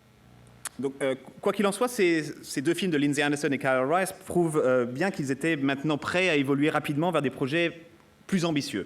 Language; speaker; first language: French; native; French